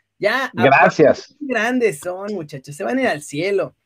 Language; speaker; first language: Spanish; native; Spanish